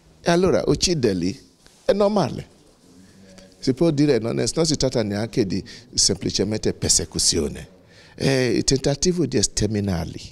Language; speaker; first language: Italian; non-native, fluent; Yoruba